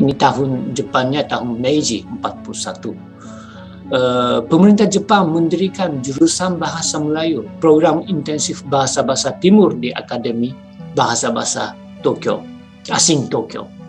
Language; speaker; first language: Indonesian; non-native, fluent; Japanese